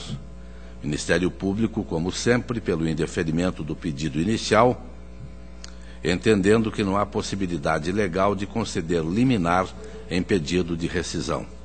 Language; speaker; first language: Portuguese; native; Portuguese